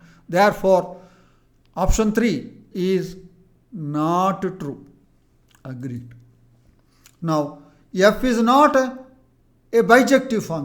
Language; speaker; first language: English; non-native, local second language; Telugu